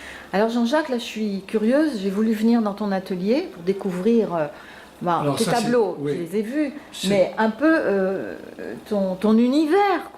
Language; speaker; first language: French; native; French